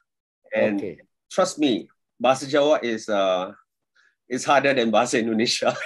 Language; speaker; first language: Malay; non-native, local second language; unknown